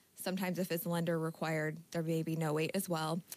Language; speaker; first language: English; native; English